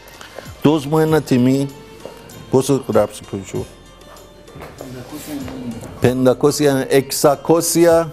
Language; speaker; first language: Greek; non-native, learner; Persian